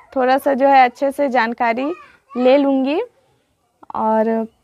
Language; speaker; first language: Hindi; native; Hindi